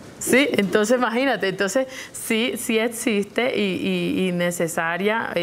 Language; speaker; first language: Spanish; non-native, local second language; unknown